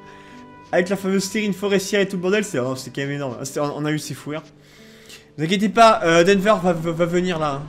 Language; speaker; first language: French; native; French